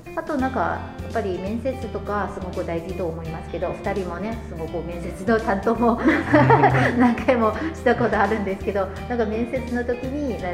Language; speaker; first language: Japanese; non-native, fluent; Chinese